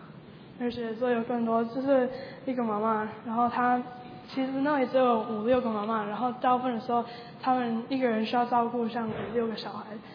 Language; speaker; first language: Chinese; early bilingual, heritage; Chinese